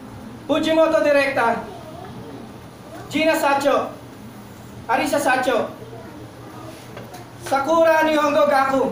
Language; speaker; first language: Japanese; non-native, learner; Filipino